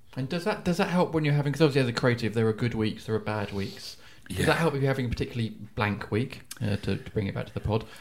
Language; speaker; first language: English; native; English